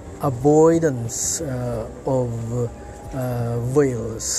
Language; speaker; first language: English; non-native, learner; Japanese